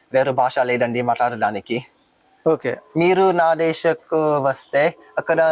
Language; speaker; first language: Telugu; non-native, learner; French